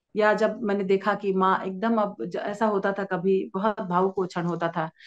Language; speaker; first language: Hindi; native; Hindi